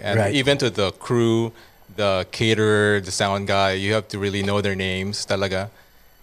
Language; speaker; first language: English; non-native, local second language; Cebuano